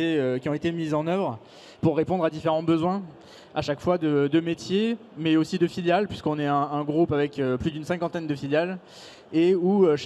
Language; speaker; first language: French; native; French